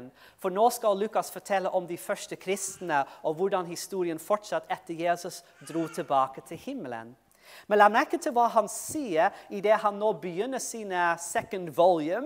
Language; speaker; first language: Norwegian; non-native, fluent; English